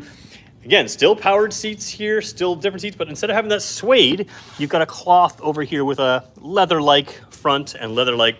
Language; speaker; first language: English; native; English